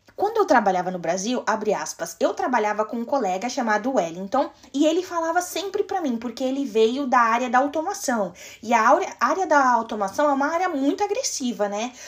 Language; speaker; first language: Portuguese; native; Portuguese